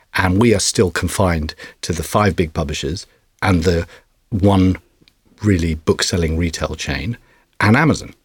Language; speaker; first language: English; non-native, fluent; Dutch